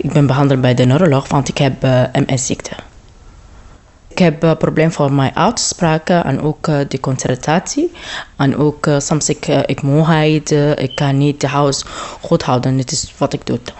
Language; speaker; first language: Dutch; non-native, learner; Arabic